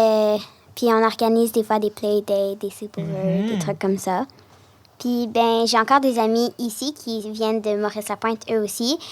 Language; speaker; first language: French; early bilingual, other home language; Arabic